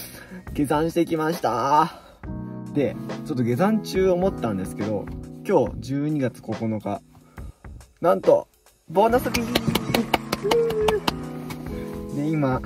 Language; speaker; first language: Japanese; native; Japanese